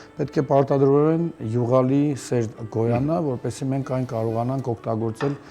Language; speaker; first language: Armenian; native; Armenian